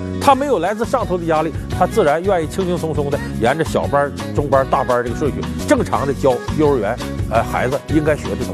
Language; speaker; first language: Chinese; native; Chinese